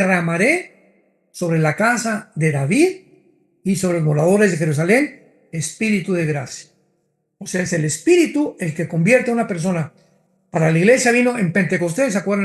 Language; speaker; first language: Spanish; native; Spanish